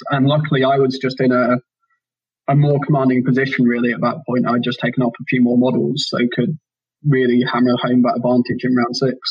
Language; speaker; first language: English; native; English